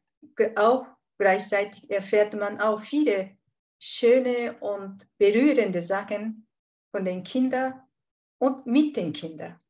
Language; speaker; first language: German; non-native, fluent; Japanese